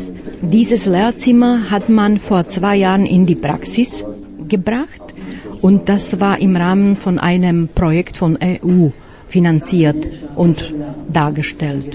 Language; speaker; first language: German; non-native, fluent; Slovak